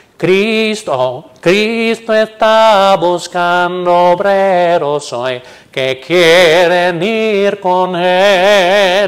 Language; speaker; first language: Spanish; non-native, fluent; English